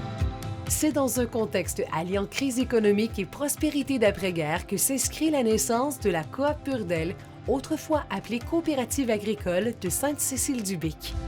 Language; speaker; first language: French; native; French